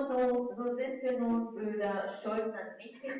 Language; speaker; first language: German; non-native, fluent; Russian